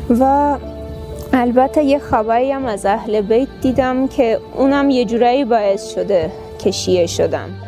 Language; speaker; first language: Persian; non-native, fluent; Armenian